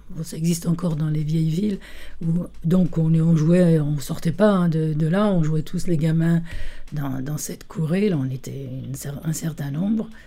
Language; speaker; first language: French; early bilingual, other home language; Italian